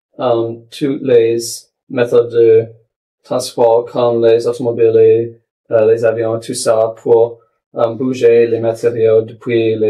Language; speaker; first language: French; non-native, local second language; English